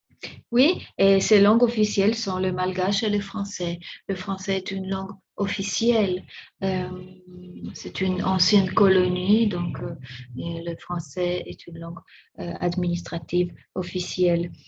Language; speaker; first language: French; non-native, fluent; Spanish